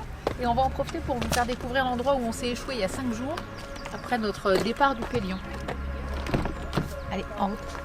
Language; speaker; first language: French; native; French